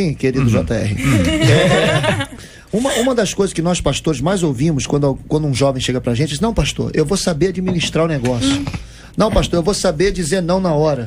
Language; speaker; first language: Portuguese; native; Portuguese